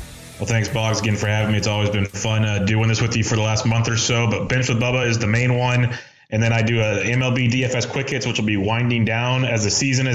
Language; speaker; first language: English; native; English